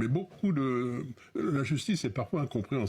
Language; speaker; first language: French; native; French